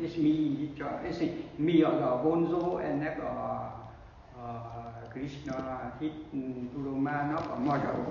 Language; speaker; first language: Hungarian; non-native, learner; Vietnamese